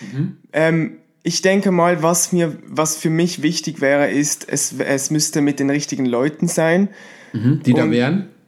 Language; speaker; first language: German; native; German